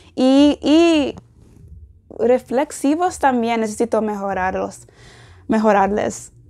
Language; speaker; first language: Spanish; non-native, learner; English